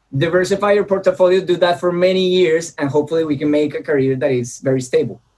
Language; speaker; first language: English; non-native, fluent; Spanish